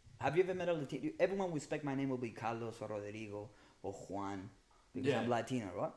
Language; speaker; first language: English; non-native, fluent; Spanish